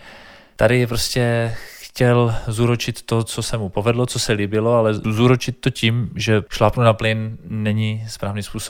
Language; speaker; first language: Czech; native; Czech